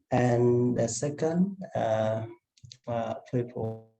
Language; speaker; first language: English; non-native, learner; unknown